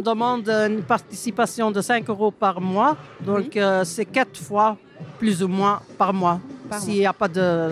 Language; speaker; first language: French; non-native, fluent; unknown